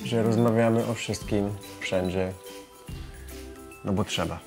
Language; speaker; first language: Polish; non-native, fluent; English